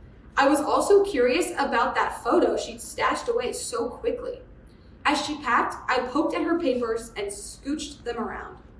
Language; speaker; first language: English; native; English